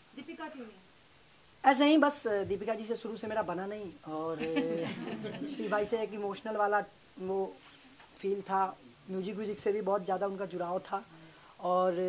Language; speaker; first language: Hindi; native; Hindi